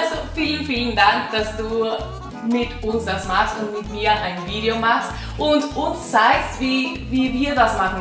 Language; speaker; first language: German; non-native, learner; Spanish